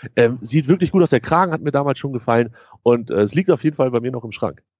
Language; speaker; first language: German; native; German